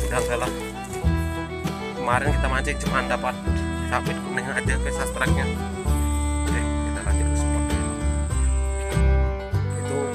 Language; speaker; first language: Indonesian; native; Indonesian